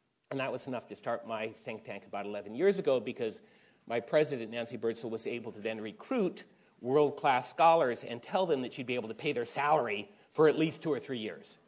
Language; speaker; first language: English; native; English